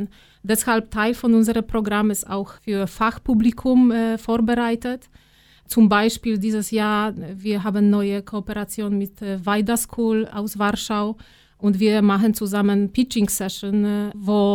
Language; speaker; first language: German; non-native, fluent; Polish